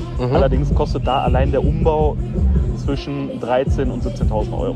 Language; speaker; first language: German; native; German